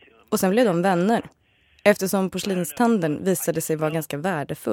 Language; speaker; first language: Swedish; native; Swedish